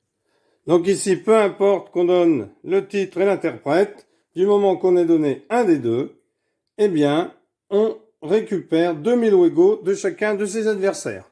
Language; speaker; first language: French; native; French